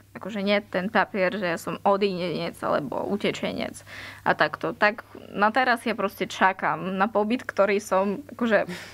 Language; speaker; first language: Slovak; non-native, fluent; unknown